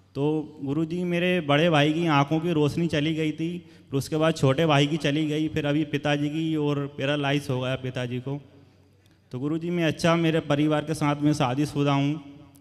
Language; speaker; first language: Hindi; native; Hindi